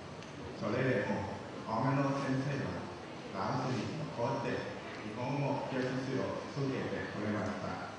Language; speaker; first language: Japanese; non-native, learner; Lao